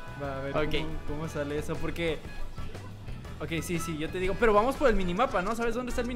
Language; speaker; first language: Spanish; native; Spanish